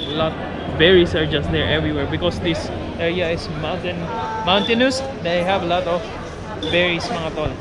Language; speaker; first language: English; non-native, local second language; Filipino